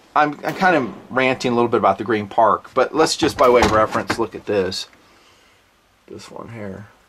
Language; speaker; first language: English; native; English